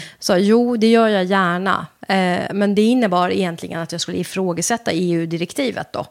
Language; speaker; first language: Swedish; non-native, fluent; Persian